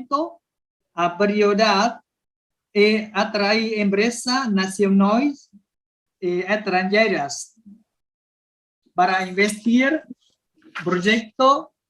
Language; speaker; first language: Spanish; non-native, learner; Vietnamese